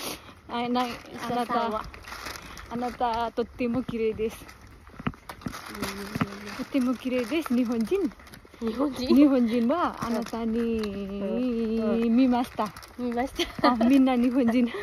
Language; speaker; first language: Japanese; non-native, learner; Nepali